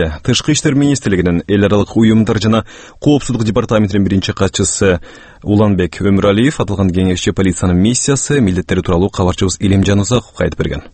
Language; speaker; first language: Kyrgyz; native; Kyrgyz